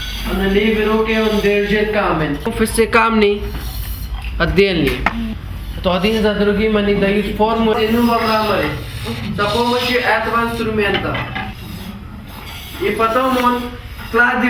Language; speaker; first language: Russian; non-native, fluent; Hindi